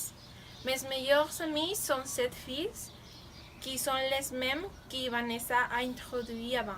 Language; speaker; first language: French; non-native, learner; Spanish